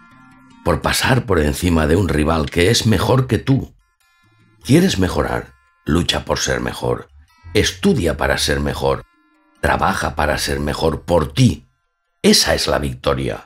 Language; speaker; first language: Spanish; native; Spanish